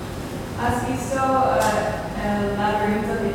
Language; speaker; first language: Spanish; non-native, learner; English